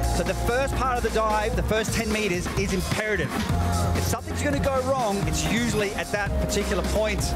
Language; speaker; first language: English; native; English